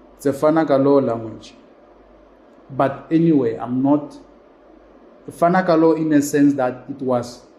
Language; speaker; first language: English; non-native, local second language; Zulu